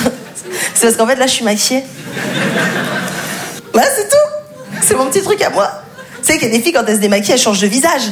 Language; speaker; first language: French; native; French